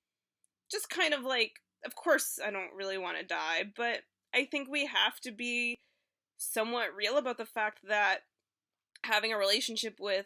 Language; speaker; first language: English; native; English